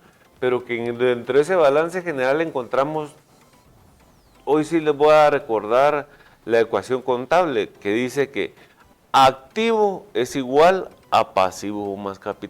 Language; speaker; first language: Spanish; native; Spanish